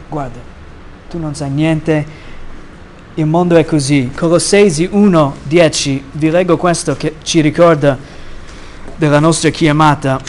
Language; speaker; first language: Italian; non-native, fluent; English